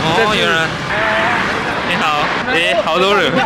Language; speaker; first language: Chinese; non-native, fluent; Japanese